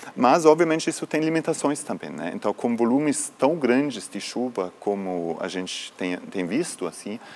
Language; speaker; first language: Portuguese; non-native, fluent; German